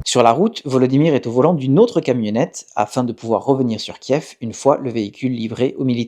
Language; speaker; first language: French; native; French